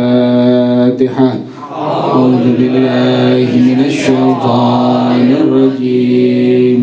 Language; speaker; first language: Arabic; non-native, fluent; Indonesian